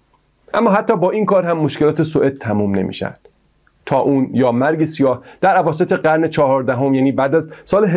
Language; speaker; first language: Persian; native; Persian